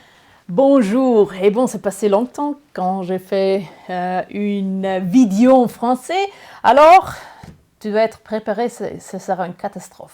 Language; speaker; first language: French; non-native, learner; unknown